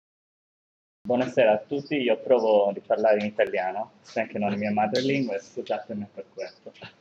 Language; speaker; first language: Italian; non-native, learner; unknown